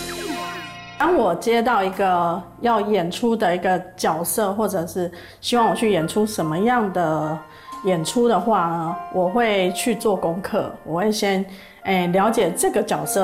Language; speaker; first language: Chinese; native; Chinese